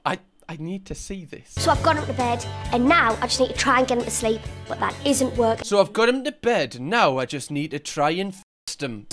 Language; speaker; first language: English; native; English